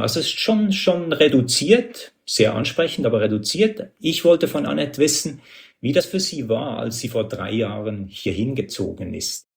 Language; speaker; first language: German; native; German